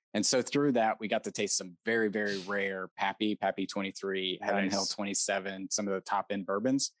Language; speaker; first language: English; native; English